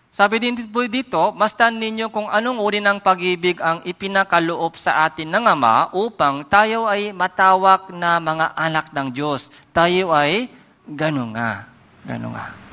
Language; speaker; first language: Filipino; non-native, fluent; Korean